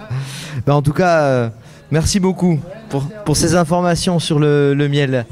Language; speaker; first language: French; native; French